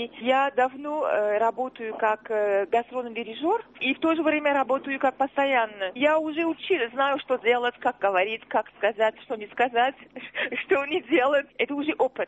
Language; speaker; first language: Russian; non-native, fluent; Armenian